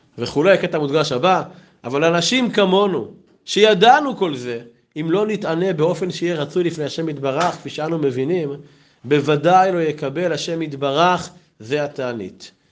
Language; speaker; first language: Hebrew; native; Hebrew